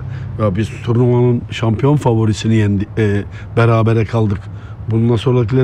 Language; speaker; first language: Turkish; native; Turkish